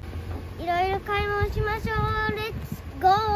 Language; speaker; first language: Japanese; early bilingual, other home language; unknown